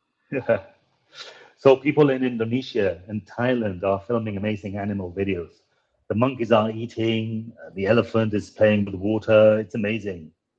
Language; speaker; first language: English; non-native, fluent; Spanish